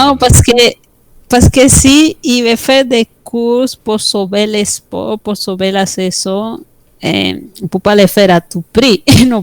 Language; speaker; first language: French; non-native, fluent; Spanish